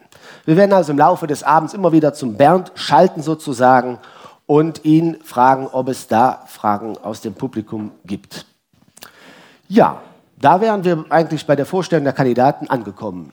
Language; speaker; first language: German; native; German